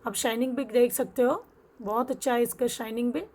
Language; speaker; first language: Hindi; non-native, local second language; Telugu